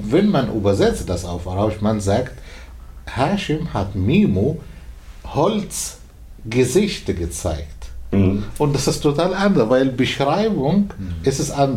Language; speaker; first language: German; non-native, learner; Arabic